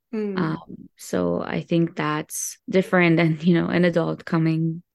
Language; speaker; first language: English; early bilingual, other home language; Hebrew